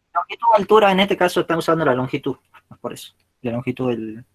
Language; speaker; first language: Spanish; native; Spanish